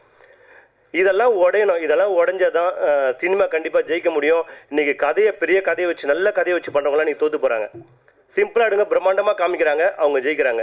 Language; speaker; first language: Tamil; native; Tamil